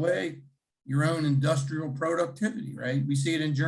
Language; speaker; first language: English; native; English